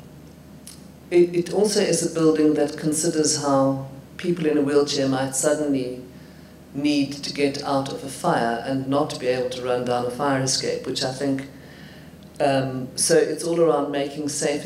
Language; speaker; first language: English; native; English